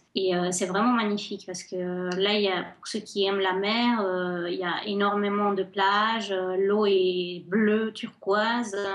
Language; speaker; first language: French; non-native, fluent; Spanish